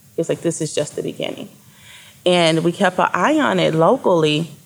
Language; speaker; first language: English; native; English